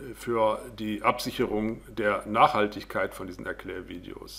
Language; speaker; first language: German; native; German